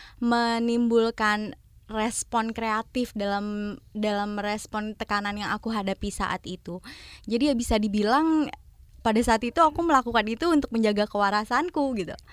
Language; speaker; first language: Indonesian; native; Indonesian